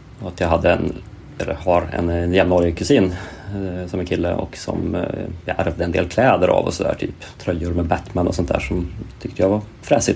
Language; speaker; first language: Swedish; native; Swedish